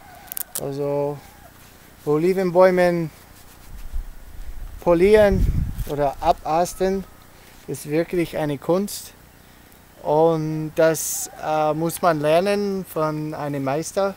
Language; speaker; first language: German; early bilingual, heritage; English